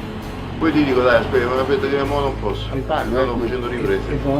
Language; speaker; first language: Italian; native; Italian